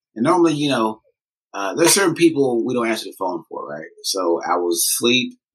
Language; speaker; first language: English; native; English